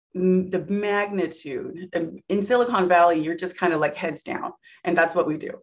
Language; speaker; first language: English; native; English